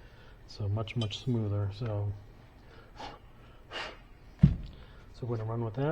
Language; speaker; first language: English; native; English